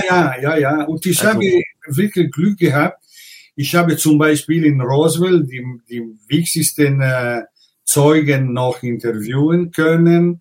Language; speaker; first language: German; non-native, fluent; Italian